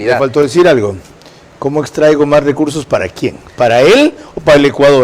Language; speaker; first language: Spanish; native; Spanish